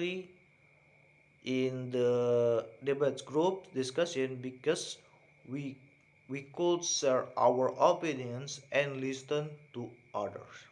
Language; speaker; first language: English; non-native, learner; Indonesian